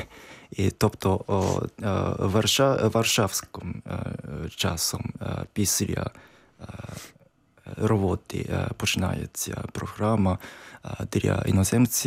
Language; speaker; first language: Ukrainian; non-native, learner; Japanese